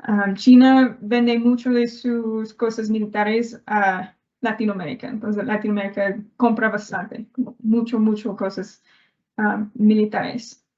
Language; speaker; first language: Spanish; non-native, learner; English